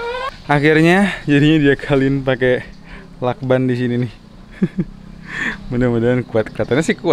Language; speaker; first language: Indonesian; native; Indonesian